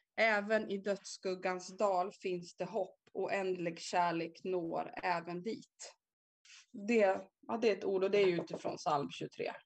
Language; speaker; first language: Swedish; native; Swedish